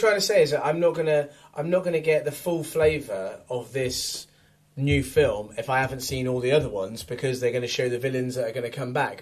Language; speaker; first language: English; native; English